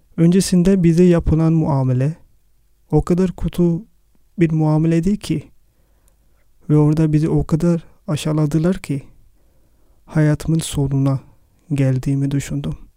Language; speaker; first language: Turkish; non-native, fluent; Arabic